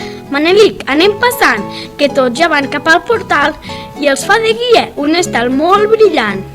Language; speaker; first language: Catalan; native; Catalan